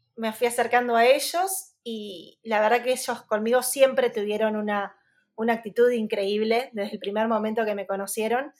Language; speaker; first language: Spanish; native; Spanish